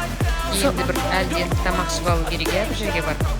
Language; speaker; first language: Kazakh; native; Kazakh